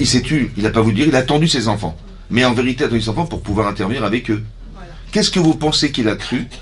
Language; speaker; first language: French; native; French